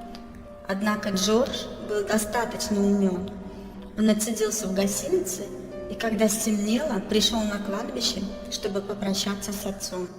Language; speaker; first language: Russian; native; Russian